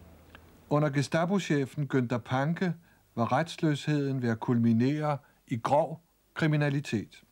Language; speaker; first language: Danish; native; Danish